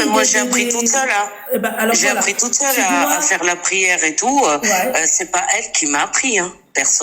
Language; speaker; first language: French; native; French